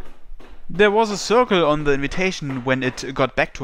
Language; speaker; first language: English; native; English